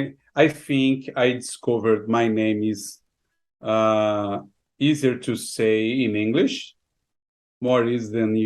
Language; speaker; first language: English; non-native, fluent; Portuguese